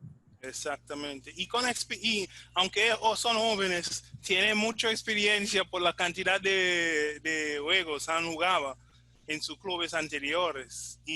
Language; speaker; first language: Spanish; non-native, fluent; English